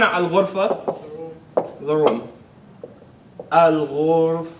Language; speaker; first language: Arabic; non-native, fluent; English